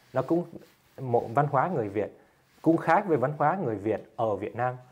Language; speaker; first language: Vietnamese; early bilingual, heritage; Vietnamese